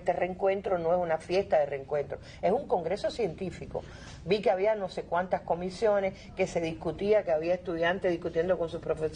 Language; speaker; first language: Spanish; native; Spanish